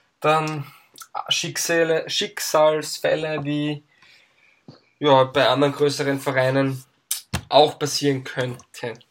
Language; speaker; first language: German; native; German